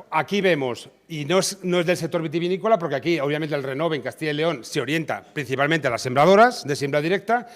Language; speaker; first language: Spanish; native; Spanish